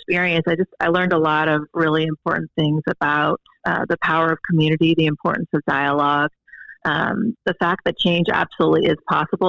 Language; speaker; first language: English; native; English